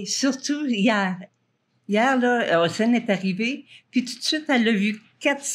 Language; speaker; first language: French; native; French